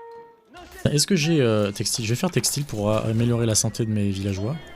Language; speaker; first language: French; native; French